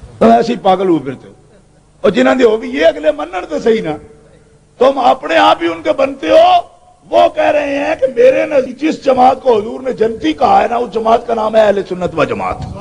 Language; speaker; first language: Urdu; non-native, local second language; Punjabi